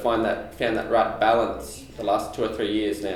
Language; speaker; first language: English; native; English